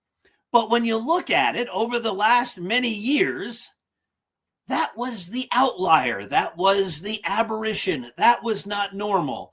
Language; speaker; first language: English; native; English